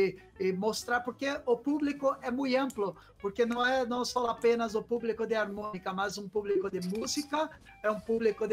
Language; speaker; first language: Spanish; non-native, fluent; Portuguese